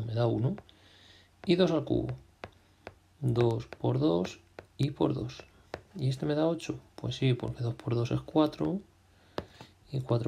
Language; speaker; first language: Spanish; native; Spanish